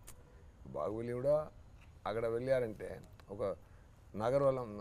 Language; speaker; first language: Telugu; non-native, learner; Tamil